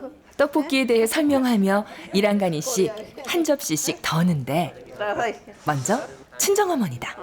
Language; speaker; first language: Korean; native; Korean